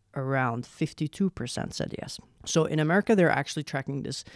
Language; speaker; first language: English; non-native, fluent; Arabic